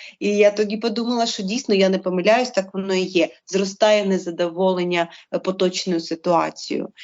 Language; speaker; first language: Ukrainian; native; Ukrainian